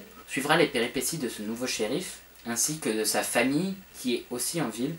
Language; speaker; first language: French; native; French